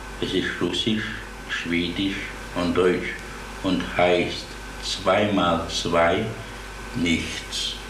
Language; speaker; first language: German; non-native, fluent; Latvian